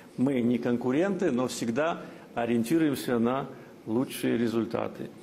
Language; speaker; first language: Russian; non-native, local second language; Azerbaijani